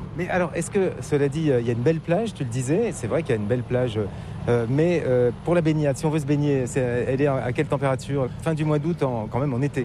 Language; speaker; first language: French; native; French